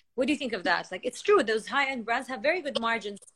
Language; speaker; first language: English; non-native, fluent; Arabic